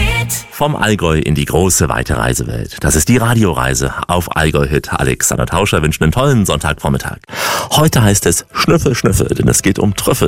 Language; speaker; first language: German; native; German